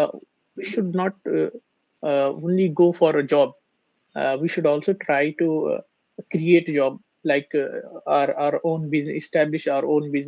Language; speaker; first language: English; non-native, learner; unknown